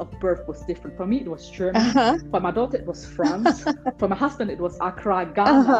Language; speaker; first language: English; non-native, fluent; German